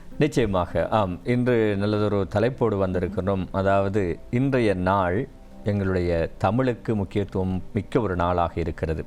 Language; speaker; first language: Tamil; native; Tamil